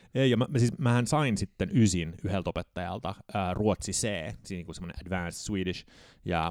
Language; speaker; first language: Finnish; early bilingual, heritage; Finnish